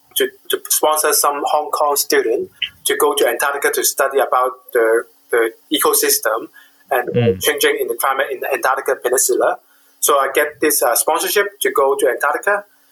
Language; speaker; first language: English; non-native, local second language; Cantonese